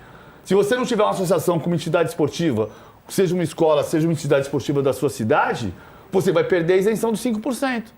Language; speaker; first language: Portuguese; native; Portuguese